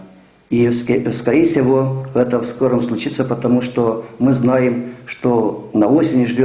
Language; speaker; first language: Russian; non-native, local second language; Romanian